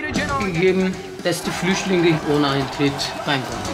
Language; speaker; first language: German; non-native, learner; Persian